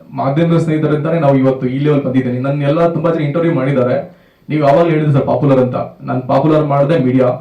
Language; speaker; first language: Kannada; native; Kannada